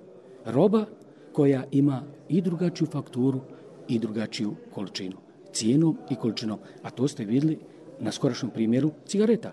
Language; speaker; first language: Croatian; native; Croatian